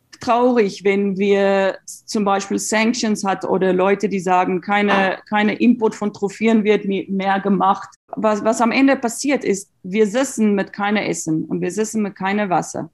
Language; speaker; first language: German; non-native, learner; Afrikaans